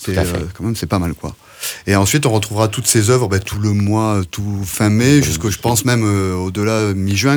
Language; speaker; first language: French; native; French